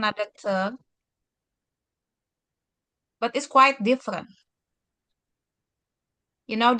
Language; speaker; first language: English; non-native, fluent; Indonesian